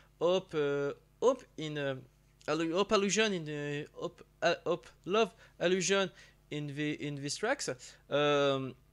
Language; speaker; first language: English; non-native, learner; French